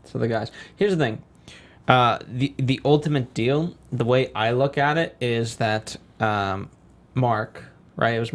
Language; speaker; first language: English; native; English